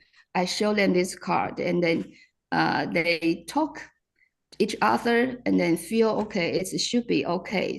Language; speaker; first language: English; non-native, fluent; Chinese